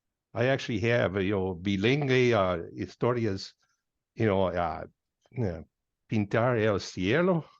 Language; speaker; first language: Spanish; non-native, learner; English